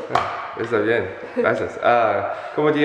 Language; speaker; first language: Spanish; non-native, learner; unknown